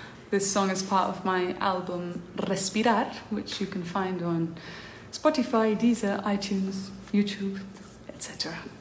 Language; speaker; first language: English; early bilingual, heritage; English